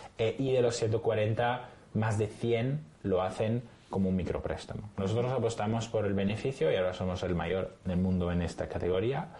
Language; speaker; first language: Spanish; non-native, fluent; French